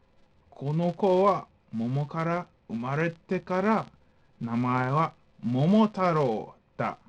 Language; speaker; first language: Japanese; non-native, fluent; English